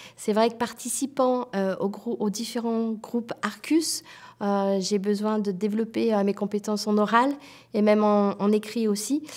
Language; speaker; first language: French; native; French